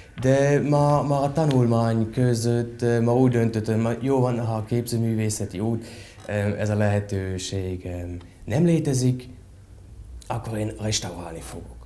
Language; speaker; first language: Hungarian; non-native, fluent; German